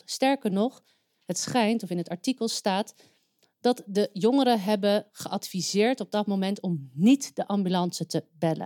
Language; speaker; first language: Dutch; native; Dutch